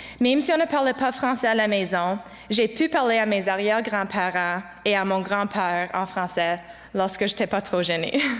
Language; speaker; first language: French; non-native, local second language; English